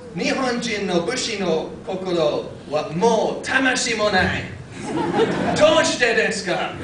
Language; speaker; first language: Japanese; non-native, fluent; English